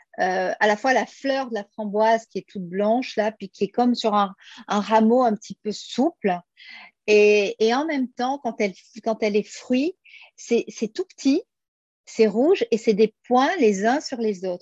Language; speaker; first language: French; native; French